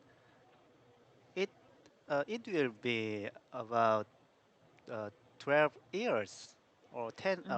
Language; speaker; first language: English; non-native, learner; Korean